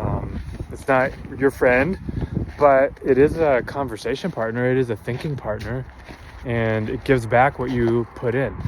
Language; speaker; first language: English; native; English